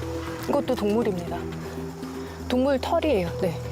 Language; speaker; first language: Korean; native; Korean